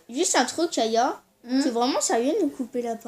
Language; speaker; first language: French; native; French